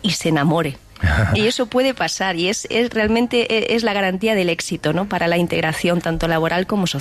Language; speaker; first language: Spanish; native; Spanish